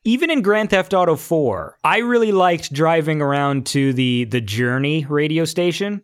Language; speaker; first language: English; native; English